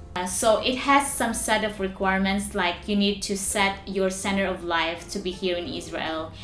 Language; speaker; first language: English; non-native, local second language; Cebuano